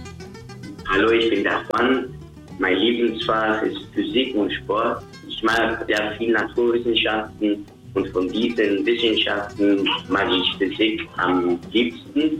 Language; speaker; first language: German; non-native, fluent; Spanish